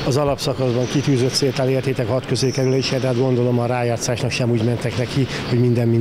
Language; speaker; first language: Hungarian; native; Hungarian